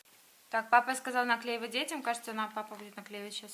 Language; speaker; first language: Russian; native; Russian